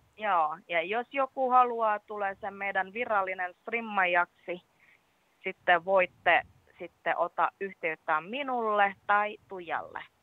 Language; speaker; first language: Finnish; non-native, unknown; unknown